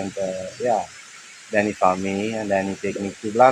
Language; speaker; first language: English; early bilingual, heritage; Dutch